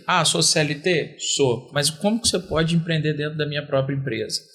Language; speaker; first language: Portuguese; native; Portuguese